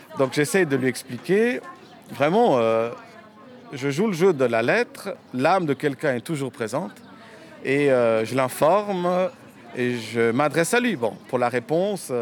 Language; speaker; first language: French; early bilingual, other home language; Romanian